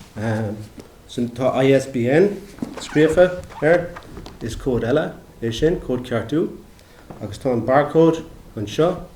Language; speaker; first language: Irish; non-native, local second language; English